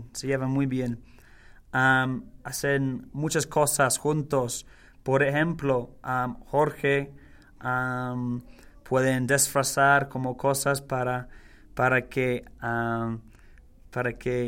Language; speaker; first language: Spanish; non-native, learner; English